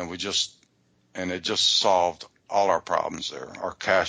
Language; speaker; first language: English; native; English